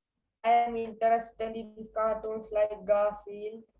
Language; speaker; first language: English; non-native, learner; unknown